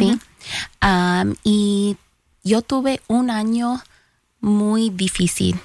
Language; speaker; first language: Spanish; early bilingual, heritage; Spanish